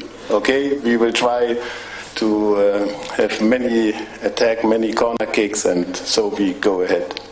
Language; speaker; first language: English; non-native, fluent; German